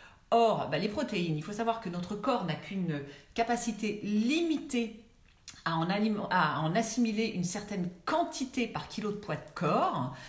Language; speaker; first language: French; native; French